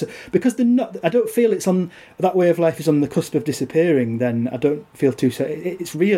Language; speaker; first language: English; native; English